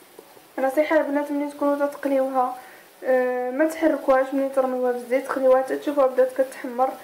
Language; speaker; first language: Arabic; native; Arabic